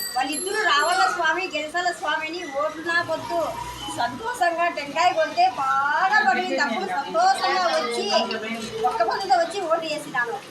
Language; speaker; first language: Telugu; native; Telugu